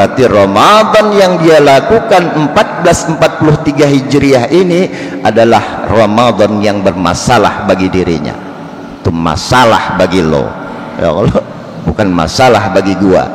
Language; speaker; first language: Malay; non-native, local second language; Banjar